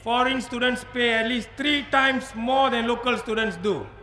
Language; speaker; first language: English; non-native, local second language; Tamil